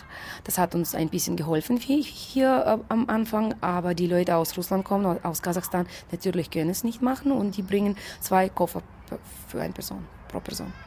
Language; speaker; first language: German; non-native, fluent; Russian